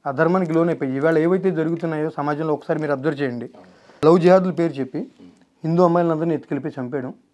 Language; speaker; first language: Telugu; native; Telugu